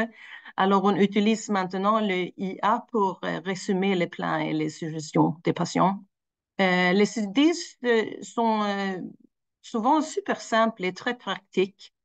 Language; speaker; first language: French; non-native, fluent; Swedish